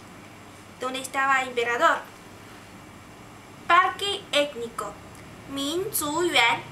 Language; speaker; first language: Spanish; non-native, learner; Chinese